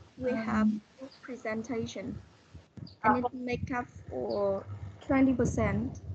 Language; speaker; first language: English; non-native, learner; Vietnamese